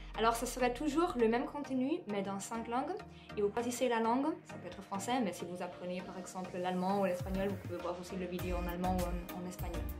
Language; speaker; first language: French; non-native, fluent; German